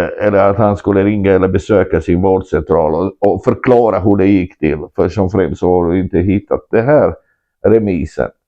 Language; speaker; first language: Swedish; non-native, fluent; Croatian